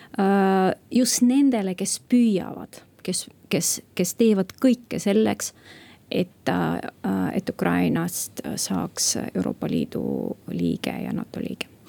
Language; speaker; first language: Estonian; non-native, local second language; Russian